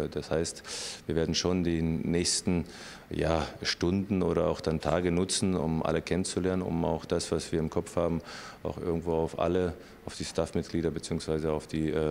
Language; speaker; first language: German; native; German